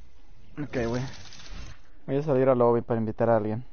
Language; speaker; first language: Spanish; native; Spanish